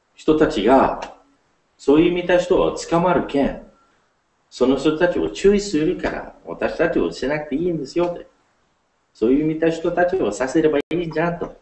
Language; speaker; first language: Japanese; non-native, fluent; English